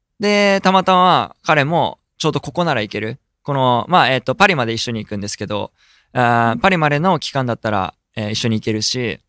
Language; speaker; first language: Japanese; native; Japanese